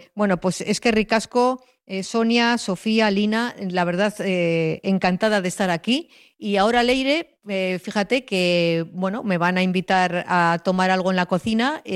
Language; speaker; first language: Spanish; native; Spanish